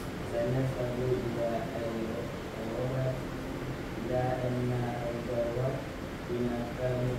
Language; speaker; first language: Arabic; non-native, learner; Malay